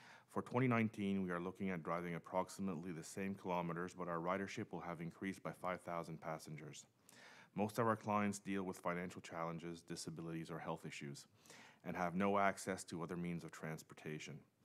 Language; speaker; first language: English; non-native, local second language; French